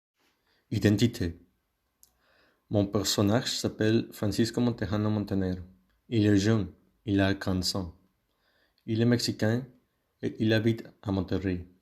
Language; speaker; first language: French; non-native, learner; Spanish